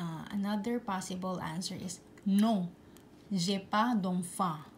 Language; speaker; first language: French; non-native, learner; Filipino